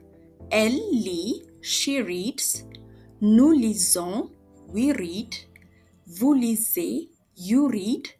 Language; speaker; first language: French; non-native, fluent; Amharic